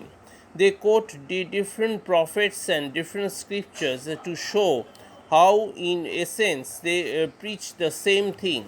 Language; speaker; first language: English; non-native, local second language; Bangla